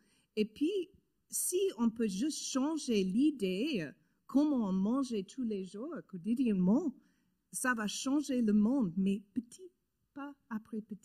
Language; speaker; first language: French; non-native, learner; English